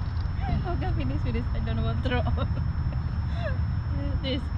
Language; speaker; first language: English; non-native, learner; Indonesian